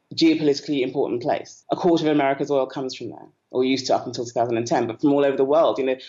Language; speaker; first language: English; native; English